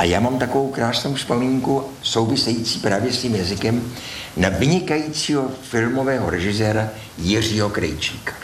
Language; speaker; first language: Czech; native; Czech